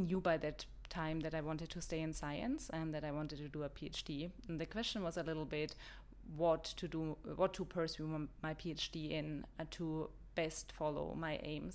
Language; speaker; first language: English; non-native, fluent; German